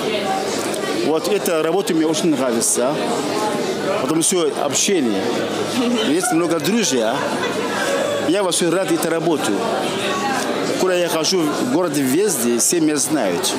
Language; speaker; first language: Russian; non-native, local second language; French